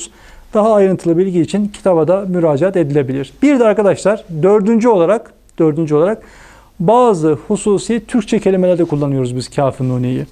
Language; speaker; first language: Turkish; native; Turkish